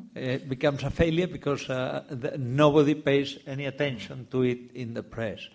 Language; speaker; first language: English; non-native, fluent; Spanish